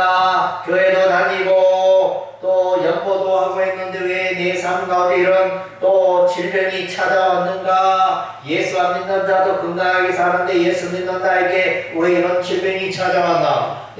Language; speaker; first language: Korean; native; Korean